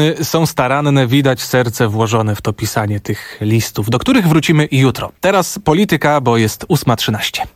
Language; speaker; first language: Polish; native; Polish